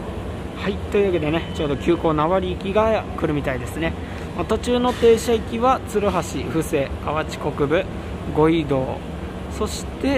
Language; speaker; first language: Japanese; native; Japanese